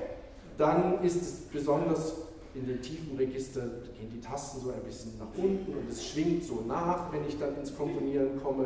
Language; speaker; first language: German; native; German